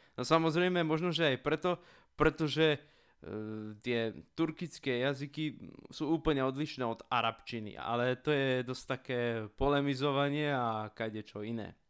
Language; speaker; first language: Slovak; native; Slovak